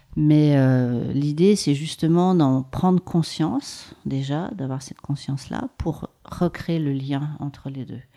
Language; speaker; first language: French; native; French